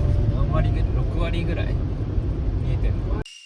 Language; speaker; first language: Japanese; native; Japanese